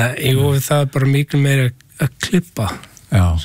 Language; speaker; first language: Icelandic; non-native, learner; English